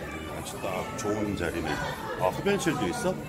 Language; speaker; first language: Korean; native; Korean